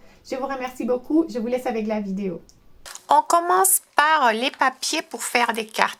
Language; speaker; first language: French; non-native, fluent; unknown